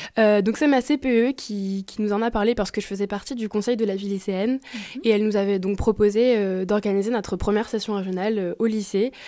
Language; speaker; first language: French; native; French